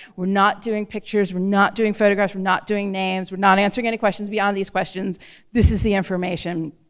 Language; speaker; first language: English; native; English